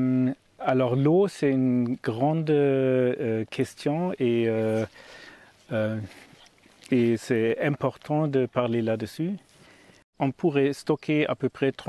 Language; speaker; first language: French; non-native, learner; German